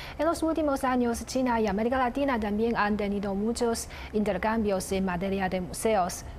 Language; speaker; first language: Spanish; non-native, fluent; Chinese